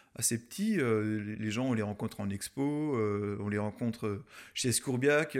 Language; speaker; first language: French; native; French